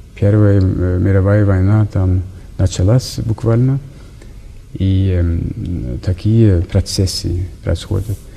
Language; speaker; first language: Russian; non-native, fluent; Norwegian